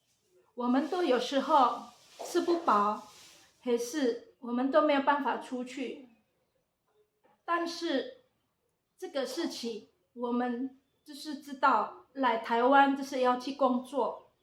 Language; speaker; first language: Chinese; non-native, fluent; Indonesian